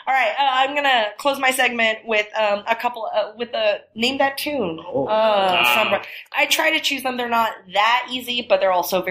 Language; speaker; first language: English; non-native, fluent; Chinese